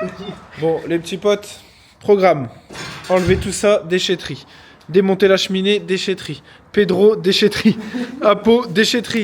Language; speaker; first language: French; native; French